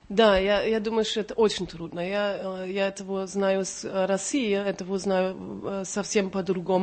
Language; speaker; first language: Russian; non-native, learner; German